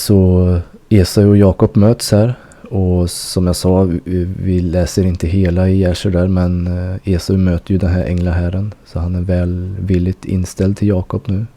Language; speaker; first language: Swedish; native; Swedish